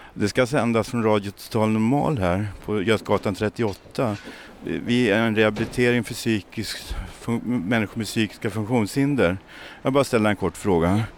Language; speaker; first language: Swedish; native; Swedish